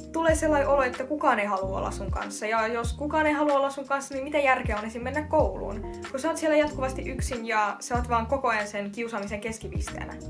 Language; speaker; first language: Finnish; early bilingual, other home language; Russian